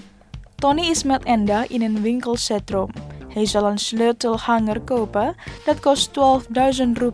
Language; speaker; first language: Dutch; non-native, learner; Indonesian